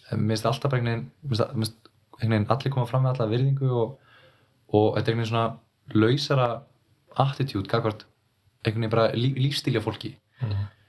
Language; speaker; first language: Icelandic; native; Icelandic